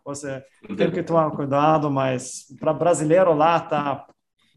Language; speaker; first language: Portuguese; non-native, fluent; German